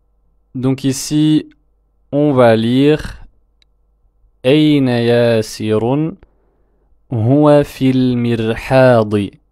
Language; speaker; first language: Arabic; non-native, fluent; French